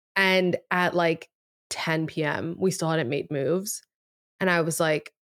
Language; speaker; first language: English; early bilingual, other home language; Spanish